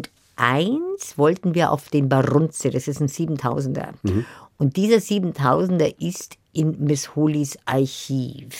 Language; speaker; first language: German; native; German